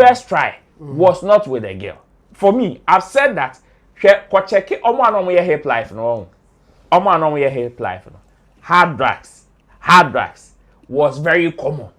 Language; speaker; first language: English; non-native, local second language; Akan